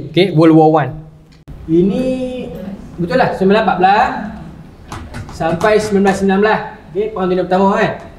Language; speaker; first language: Malay; native; Malay